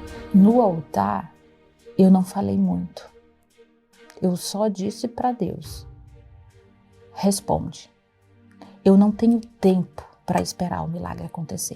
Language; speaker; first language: Portuguese; native; Portuguese